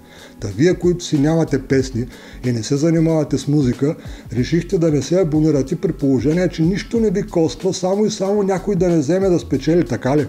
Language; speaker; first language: Bulgarian; native; Bulgarian